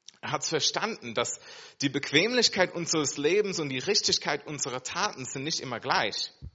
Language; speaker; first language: German; non-native, fluent; English